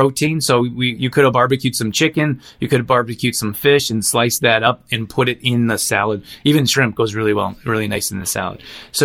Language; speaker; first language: English; native; English